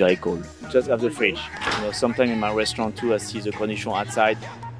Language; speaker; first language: English; non-native, learner; French